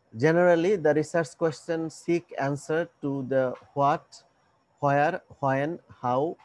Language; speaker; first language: English; non-native, local second language; Bangla